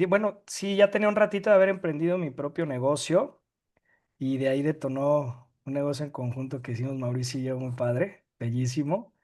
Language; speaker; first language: Spanish; native; Spanish